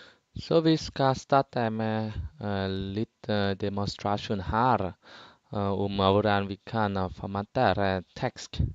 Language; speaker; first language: Norwegian; non-native, fluent; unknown